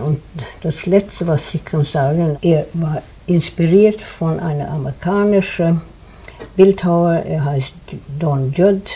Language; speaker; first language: German; non-native, fluent; Swedish